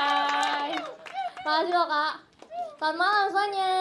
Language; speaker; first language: Indonesian; native; Indonesian